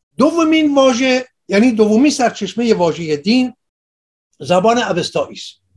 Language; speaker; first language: Persian; non-native, local second language; Assyrian Neo-Aramaic